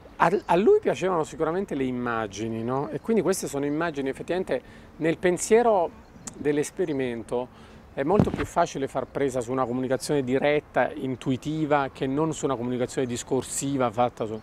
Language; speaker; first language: Italian; native; Italian